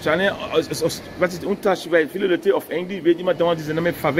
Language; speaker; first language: German; non-native, learner; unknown